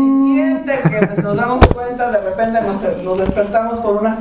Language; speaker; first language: Spanish; native; Spanish